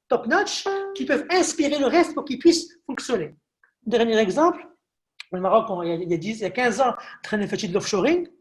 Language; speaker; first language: French; non-native, local second language; Arabic